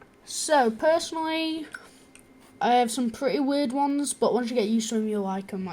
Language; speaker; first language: English; native; English